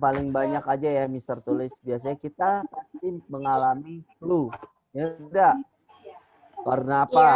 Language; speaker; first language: Indonesian; native; Indonesian